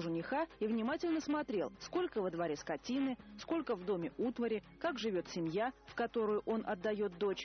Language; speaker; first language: Russian; native; Russian